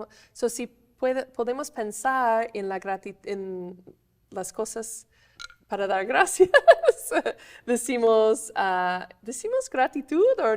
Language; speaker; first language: Spanish; non-native, fluent; English